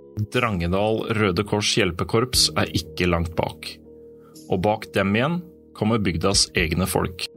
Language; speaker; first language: Norwegian; native; Norwegian